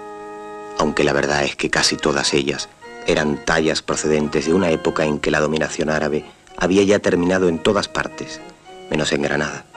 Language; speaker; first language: Spanish; native; Spanish